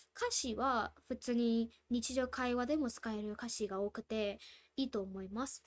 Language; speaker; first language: Japanese; non-native, fluent; Burmese